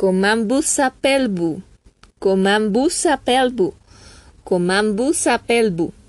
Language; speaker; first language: French; non-native, learner; Spanish